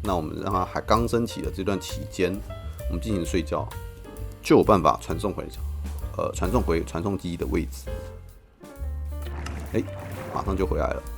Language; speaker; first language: Chinese; native; Chinese